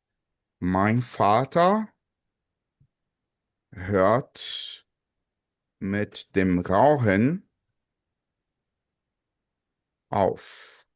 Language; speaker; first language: German; non-native, fluent; Portuguese